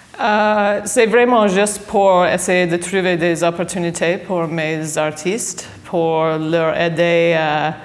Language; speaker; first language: French; non-native, fluent; English